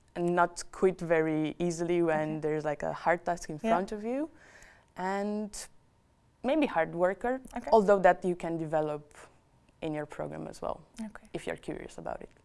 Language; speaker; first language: English; non-native, fluent; Romanian